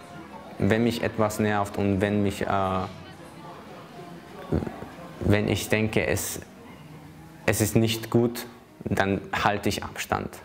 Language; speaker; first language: German; early bilingual, other home language; Chechen